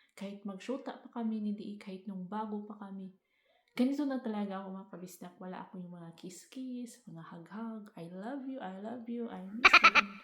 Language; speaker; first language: Filipino; non-native, local second language; Cebuano